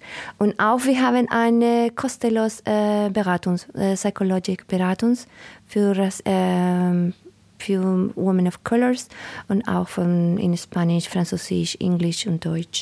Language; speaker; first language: German; non-native, learner; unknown